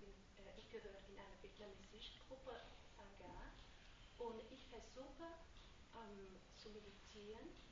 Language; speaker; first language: German; non-native, fluent; Vietnamese